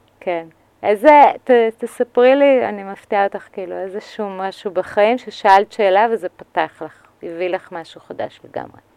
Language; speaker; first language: Hebrew; native; Hebrew